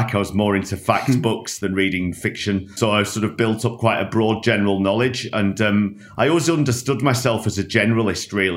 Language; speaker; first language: English; native; English